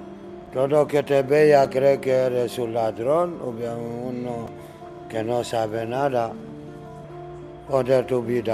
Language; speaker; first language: Spanish; non-native, learner; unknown